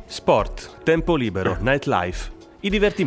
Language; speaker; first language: Italian; native; Italian